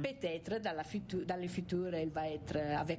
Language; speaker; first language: French; non-native, fluent; Italian